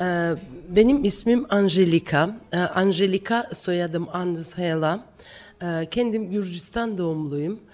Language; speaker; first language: Turkish; non-native, fluent; Georgian